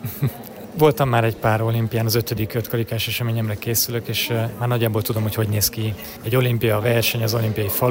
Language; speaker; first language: Hungarian; native; Hungarian